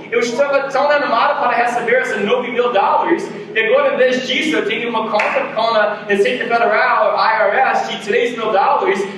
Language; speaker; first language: Portuguese; non-native, fluent; English